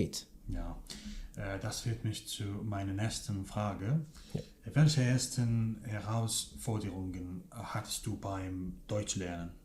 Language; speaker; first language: German; non-native, fluent; Kurdish